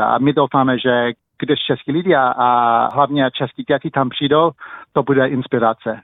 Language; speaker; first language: Czech; early bilingual, heritage; English